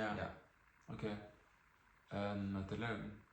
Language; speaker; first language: English; non-native, learner; French